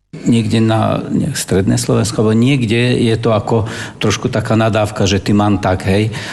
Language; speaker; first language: Slovak; non-native, local second language; German